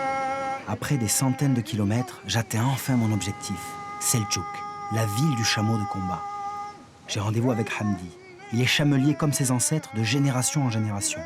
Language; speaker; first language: French; native; French